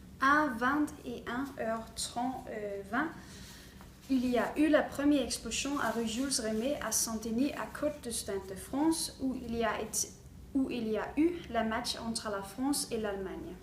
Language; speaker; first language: French; non-native, learner; Danish